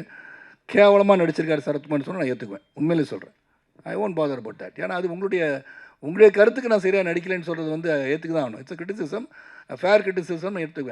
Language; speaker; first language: Tamil; native; Tamil